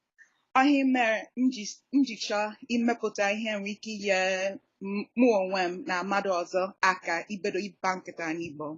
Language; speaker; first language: Igbo; non-native, learner; English